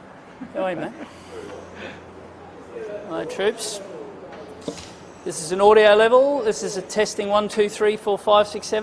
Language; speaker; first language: English; native; English